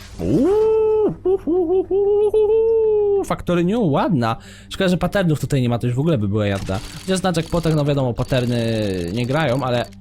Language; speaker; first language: Polish; native; Polish